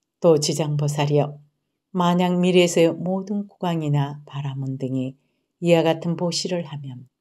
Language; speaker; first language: Korean; native; Korean